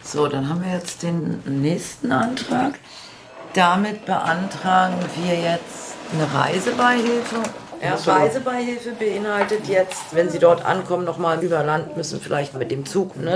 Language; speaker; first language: German; native; German